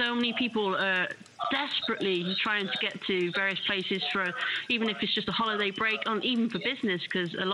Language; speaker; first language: English; native; English